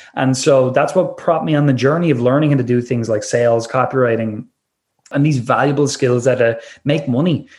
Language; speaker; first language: English; native; English